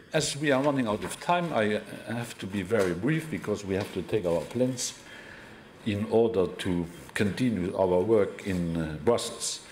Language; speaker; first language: English; non-native, fluent; Luxembourgish